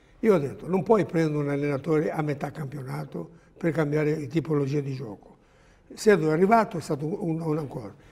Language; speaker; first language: Italian; non-native, fluent; Portuguese